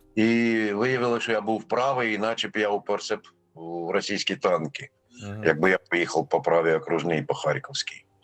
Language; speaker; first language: Ukrainian; non-native, fluent; Armenian